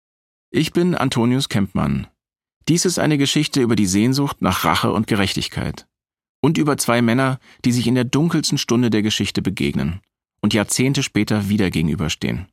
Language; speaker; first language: German; native; German